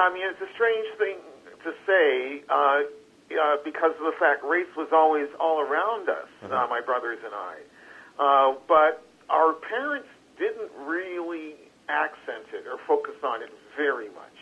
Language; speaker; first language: English; native; English